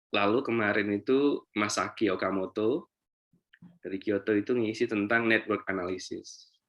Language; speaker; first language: Indonesian; native; Indonesian